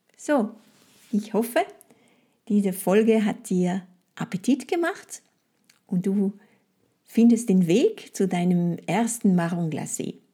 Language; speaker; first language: German; non-native, fluent; French